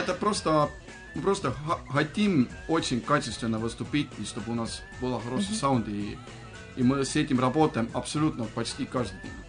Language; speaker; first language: Russian; non-native, fluent; Estonian